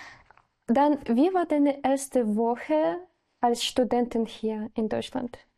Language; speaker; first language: German; non-native, learner; Spanish